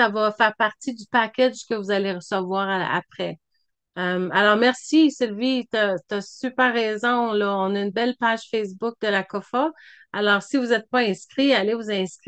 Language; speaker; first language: French; native; French